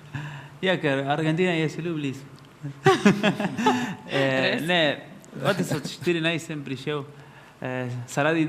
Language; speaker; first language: Slovenian; non-native, learner; Spanish